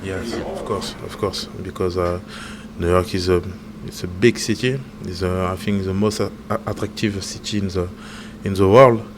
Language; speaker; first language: English; non-native, learner; French